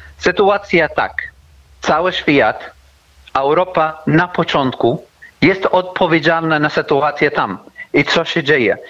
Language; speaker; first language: Polish; non-native, learner; Arabic